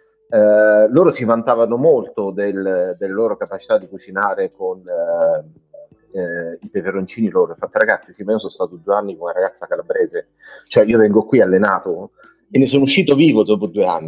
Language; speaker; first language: Italian; native; Italian